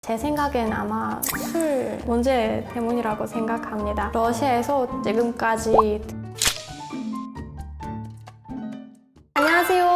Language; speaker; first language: Korean; non-native, fluent; Russian